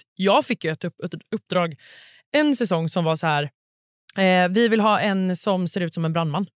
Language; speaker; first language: Swedish; native; Swedish